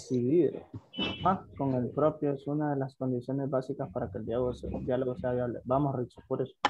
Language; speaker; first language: Spanish; native; Spanish